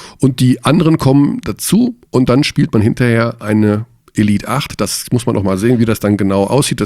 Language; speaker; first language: German; native; German